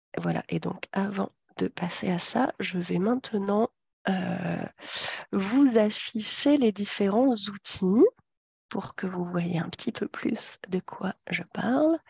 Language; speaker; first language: French; native; French